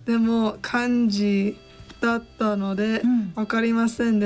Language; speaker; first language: Japanese; non-native, learner; English